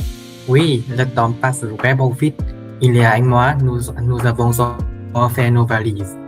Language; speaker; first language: French; non-native, learner; Vietnamese